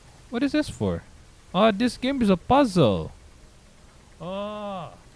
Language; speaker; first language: English; non-native, local second language; Malay